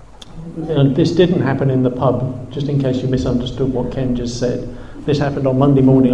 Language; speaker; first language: English; native; English